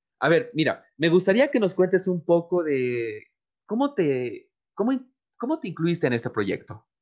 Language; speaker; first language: Spanish; native; Spanish